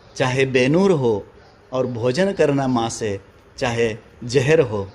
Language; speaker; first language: Hindi; non-native, local second language; Marathi